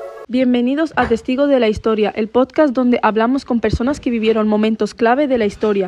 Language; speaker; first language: Spanish; early bilingual, other home language; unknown